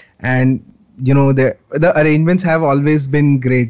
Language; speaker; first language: English; non-native, local second language; Hindi